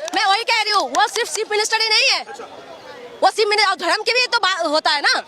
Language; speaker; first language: Hindi; non-native, local second language; Assamese